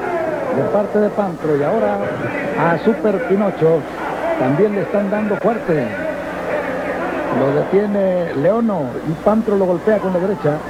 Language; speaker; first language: Spanish; native; Spanish